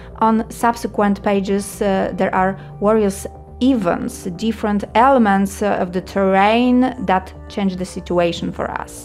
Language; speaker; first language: English; non-native, fluent; Polish